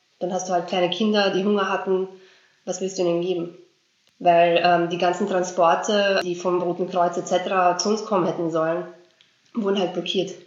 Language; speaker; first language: German; early bilingual, other home language; Bosnian